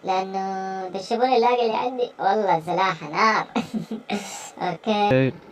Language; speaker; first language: Arabic; native; Arabic